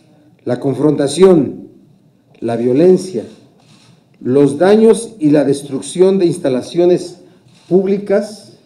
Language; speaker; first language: Spanish; native; Spanish